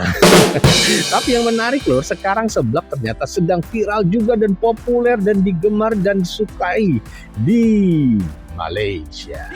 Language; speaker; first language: Indonesian; native; Indonesian